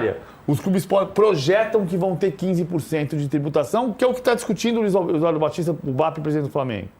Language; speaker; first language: Portuguese; native; Portuguese